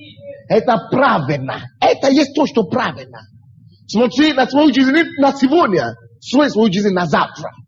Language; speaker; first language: Russian; non-native, fluent; Yoruba